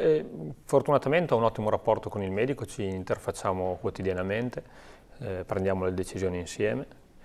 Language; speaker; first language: Italian; native; Italian